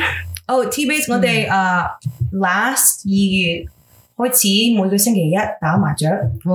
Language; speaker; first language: Cantonese; early bilingual, heritage; Cantonese